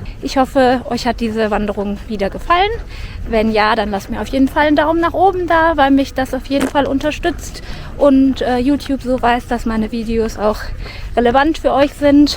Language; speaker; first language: German; native; German